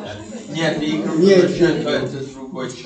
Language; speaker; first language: Russian; non-native, fluent; English